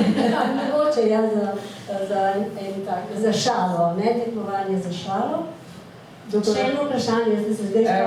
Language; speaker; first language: Slovenian; native; Slovenian